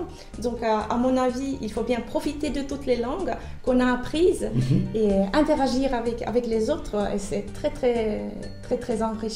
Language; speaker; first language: French; non-native, fluent; Finnish